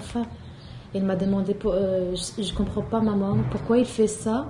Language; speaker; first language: French; non-native, local second language; Arabic